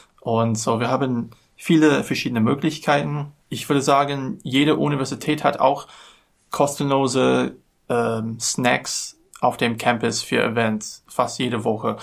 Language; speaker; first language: German; non-native, learner; English